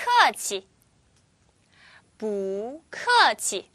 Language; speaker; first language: Chinese; non-native, fluent; Korean